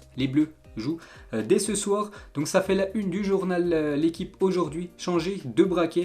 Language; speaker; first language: French; native; French